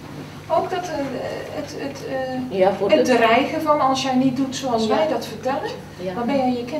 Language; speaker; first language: Dutch; native; Dutch